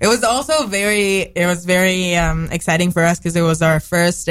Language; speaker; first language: English; non-native, fluent; Hebrew